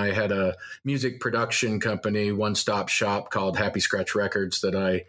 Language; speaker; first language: English; native; English